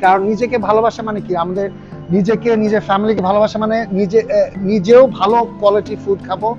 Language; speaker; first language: Bangla; early bilingual, other home language; English